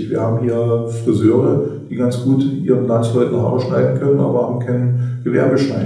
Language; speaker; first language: German; native; German